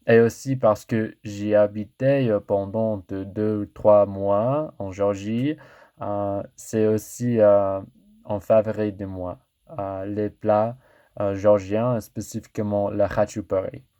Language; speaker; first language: French; non-native, learner; English